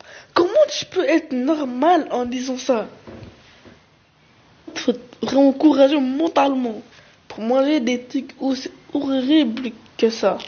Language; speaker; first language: French; early bilingual, other home language; Arabic